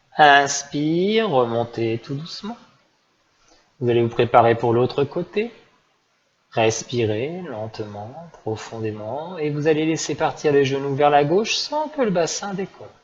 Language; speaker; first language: French; native; French